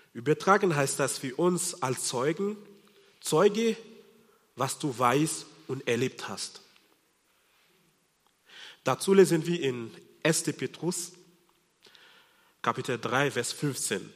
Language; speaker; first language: German; non-native, fluent; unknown